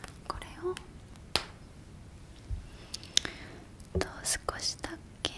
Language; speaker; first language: Japanese; non-native, learner; Korean